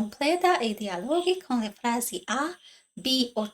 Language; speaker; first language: Italian; non-native, learner; English